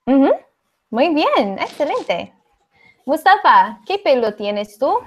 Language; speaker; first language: Spanish; non-native, fluent; English